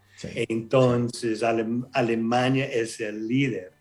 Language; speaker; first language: Spanish; non-native, fluent; English